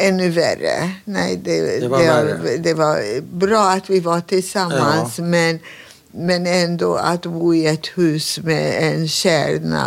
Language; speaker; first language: Swedish; non-native, fluent; Hungarian